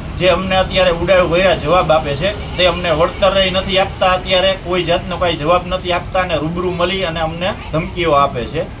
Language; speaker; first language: Gujarati; native; Gujarati